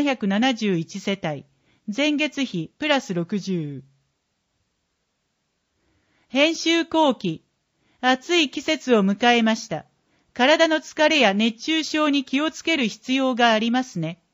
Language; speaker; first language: Japanese; native; Japanese